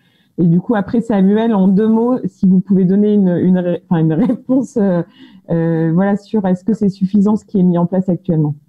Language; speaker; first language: French; native; French